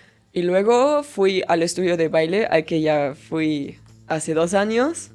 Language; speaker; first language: Spanish; non-native, fluent; German